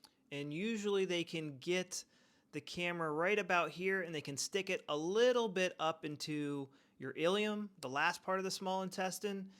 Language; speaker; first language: English; native; English